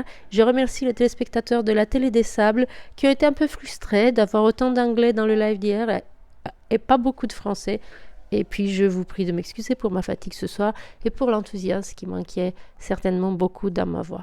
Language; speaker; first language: French; native; French